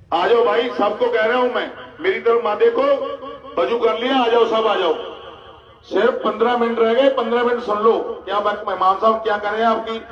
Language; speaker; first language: Urdu; non-native, local second language; Punjabi